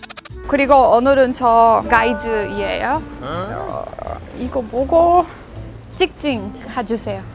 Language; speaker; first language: Korean; non-native, learner; Portuguese